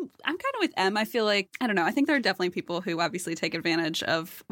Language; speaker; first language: English; native; English